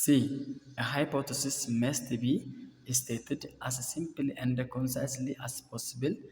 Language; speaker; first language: English; non-native, local second language; Amharic